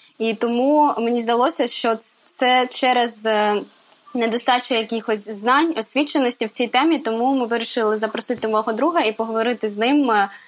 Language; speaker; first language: Ukrainian; native; Ukrainian